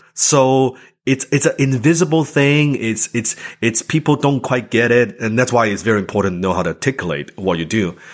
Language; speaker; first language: English; non-native, local second language; Cantonese